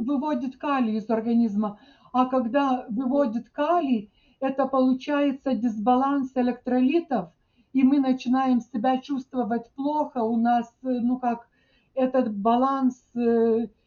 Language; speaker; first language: Russian; non-native, fluent; Lithuanian